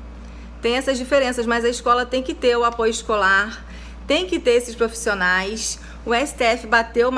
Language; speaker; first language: Portuguese; native; Portuguese